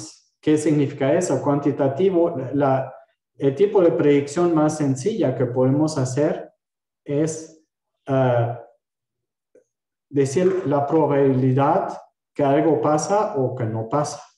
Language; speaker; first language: Spanish; non-native, fluent; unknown